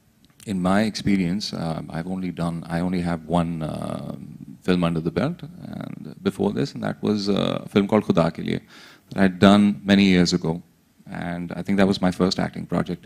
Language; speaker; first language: English; non-native, local second language; Urdu